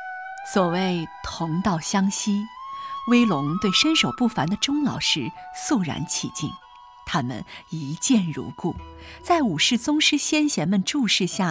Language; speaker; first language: Chinese; native; Chinese